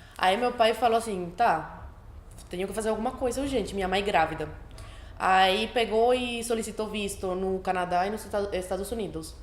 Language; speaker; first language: Portuguese; early bilingual, other home language; Spanish